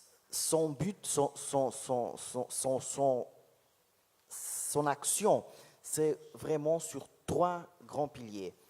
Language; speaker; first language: French; non-native, fluent; Portuguese